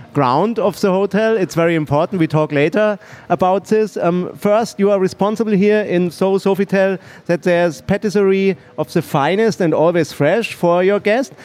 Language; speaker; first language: English; non-native, learner; German